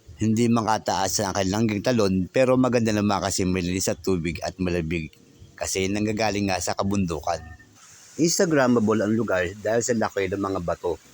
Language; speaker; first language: Filipino; native; Filipino